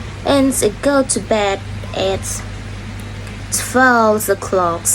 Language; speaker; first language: English; non-native, learner; Indonesian